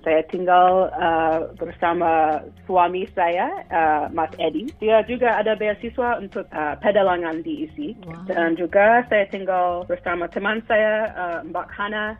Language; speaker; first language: Indonesian; non-native, fluent; English